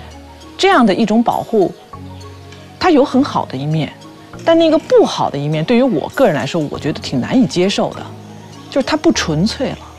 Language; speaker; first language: Chinese; native; Chinese